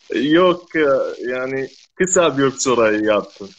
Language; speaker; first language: Turkish; non-native, learner; Arabic